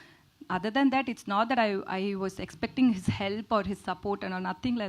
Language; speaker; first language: Telugu; non-native, learner; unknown